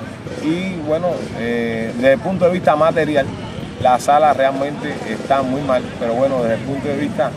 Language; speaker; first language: Spanish; native; Spanish